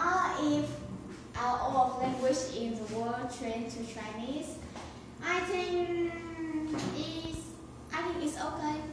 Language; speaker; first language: English; non-native, learner; Vietnamese